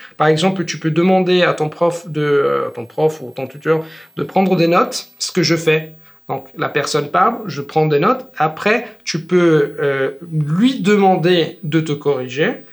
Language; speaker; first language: French; non-native, fluent; Italian